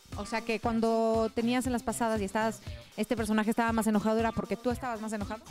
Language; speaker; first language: Spanish; native; Spanish